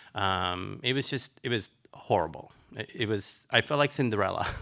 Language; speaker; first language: English; early bilingual, other home language; Spanish